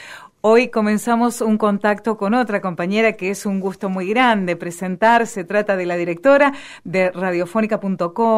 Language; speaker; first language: Spanish; native; Spanish